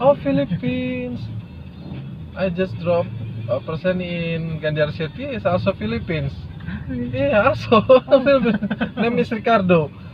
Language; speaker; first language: English; non-native, learner; Indonesian